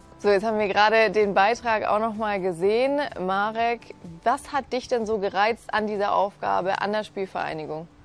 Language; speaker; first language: German; native; German